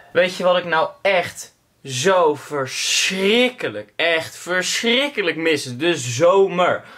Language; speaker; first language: Dutch; native; Dutch